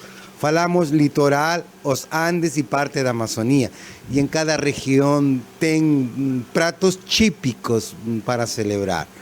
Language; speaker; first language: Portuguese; non-native, fluent; Spanish